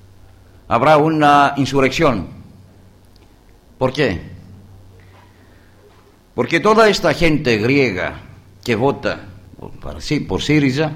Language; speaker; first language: Spanish; non-native, learner; Greek